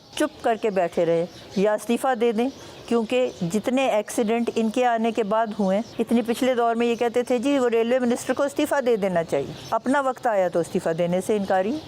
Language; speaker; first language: Urdu; non-native, local second language; Punjabi